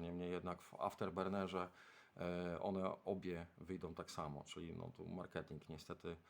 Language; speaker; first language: Polish; native; Polish